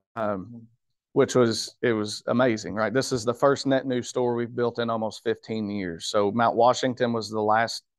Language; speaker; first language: English; native; English